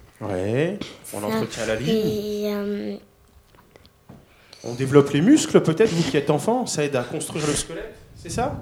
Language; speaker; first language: French; native; French